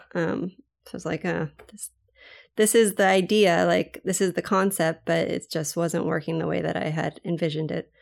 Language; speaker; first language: English; native; English